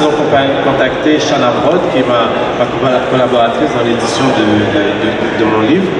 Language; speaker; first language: French; native; French